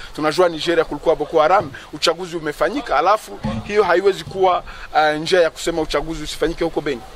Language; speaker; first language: Swahili; native; Swahili